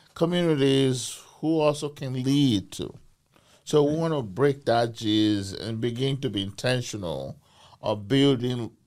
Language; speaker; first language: English; non-native, local second language; Bini